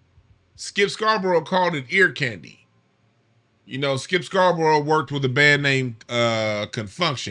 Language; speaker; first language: English; native; English